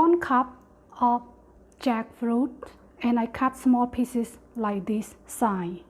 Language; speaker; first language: English; non-native, fluent; Khmer